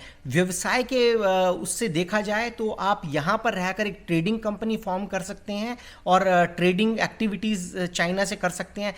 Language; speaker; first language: Hindi; native; Hindi